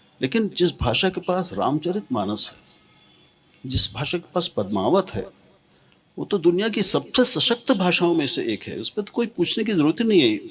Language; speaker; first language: Hindi; native; Hindi